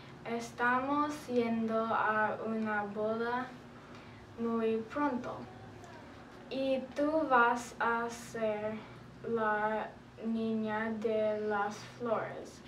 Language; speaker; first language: Spanish; non-native, learner; English